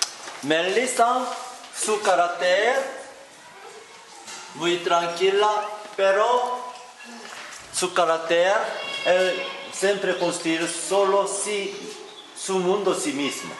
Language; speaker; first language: Spanish; non-native, learner; Korean